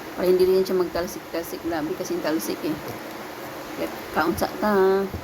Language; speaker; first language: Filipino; non-native, local second language; Cebuano